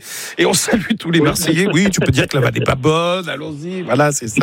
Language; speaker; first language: French; native; French